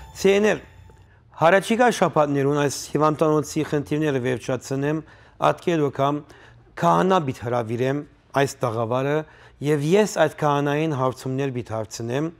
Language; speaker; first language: Armenian; native; Armenian